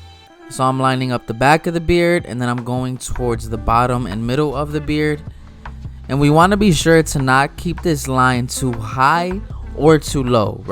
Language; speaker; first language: English; native; English